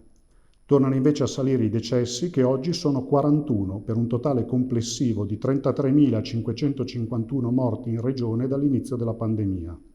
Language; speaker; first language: Italian; native; Italian